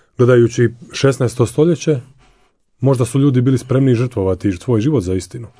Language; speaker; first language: Croatian; native; Croatian